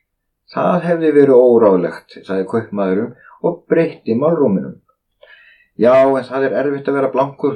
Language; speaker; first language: Icelandic; native; Icelandic